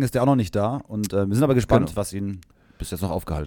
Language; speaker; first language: German; native; German